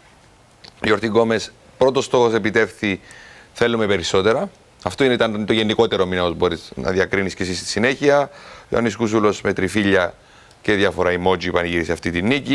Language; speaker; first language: Greek; native; Greek